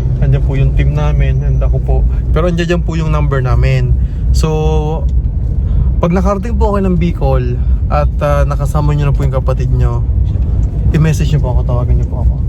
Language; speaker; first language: Filipino; native; Filipino